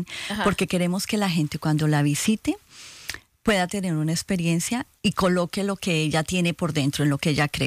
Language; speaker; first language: Spanish; native; Spanish